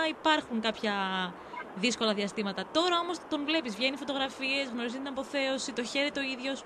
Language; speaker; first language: Greek; native; Greek